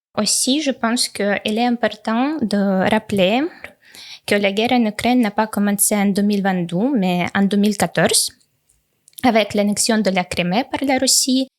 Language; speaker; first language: French; non-native, fluent; Russian